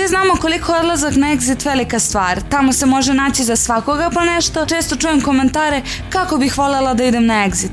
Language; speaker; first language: Serbian; native; Serbian